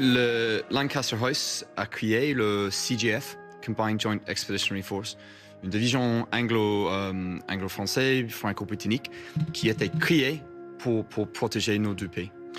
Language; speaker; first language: French; non-native, fluent; English